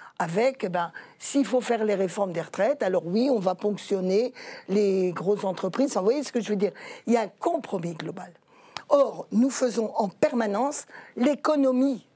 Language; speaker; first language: French; native; French